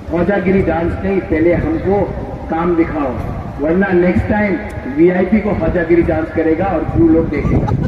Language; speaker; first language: Hindi; non-native, local second language; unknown